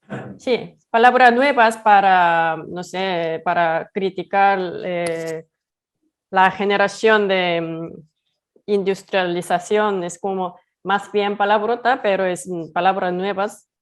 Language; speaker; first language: Spanish; non-native, fluent; Korean